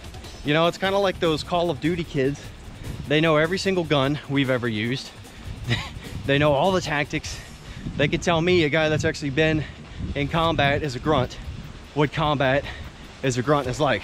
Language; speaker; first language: English; native; English